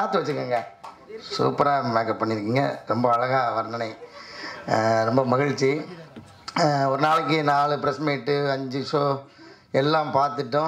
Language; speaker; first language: Tamil; native; Tamil